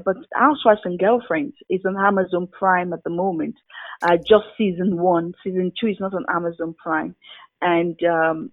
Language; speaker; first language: English; non-native, local second language; Yoruba